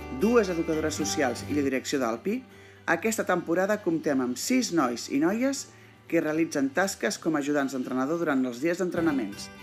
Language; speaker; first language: Catalan; native; Catalan